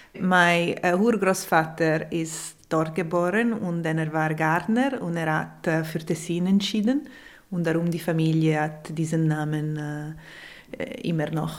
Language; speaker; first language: German; non-native, local second language; Italian